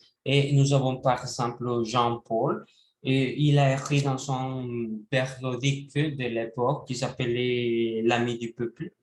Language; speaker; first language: French; non-native, learner; Spanish